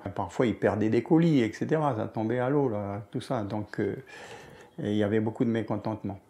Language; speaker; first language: French; native; French